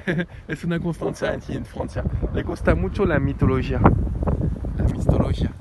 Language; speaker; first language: Spanish; non-native, learner; French